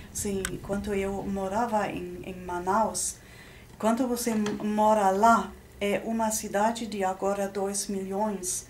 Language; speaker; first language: Portuguese; non-native, fluent; German